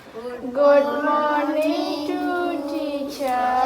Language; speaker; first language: English; non-native, learner; Indonesian